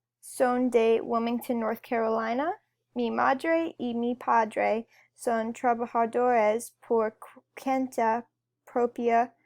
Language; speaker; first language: Spanish; non-native, learner; English